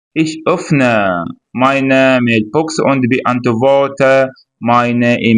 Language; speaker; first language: German; non-native, fluent; Arabic